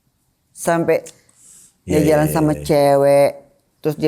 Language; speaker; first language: Indonesian; native; Indonesian